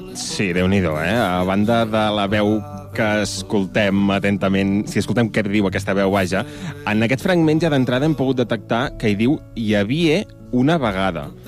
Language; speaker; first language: Catalan; native; Catalan